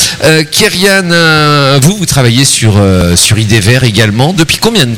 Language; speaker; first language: French; native; French